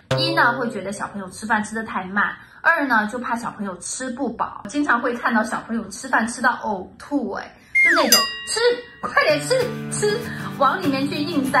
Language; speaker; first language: Chinese; native; Chinese